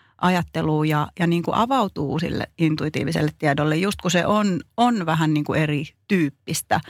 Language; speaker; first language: Finnish; native; Finnish